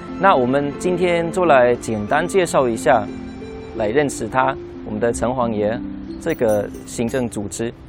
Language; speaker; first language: Chinese; non-native, fluent; German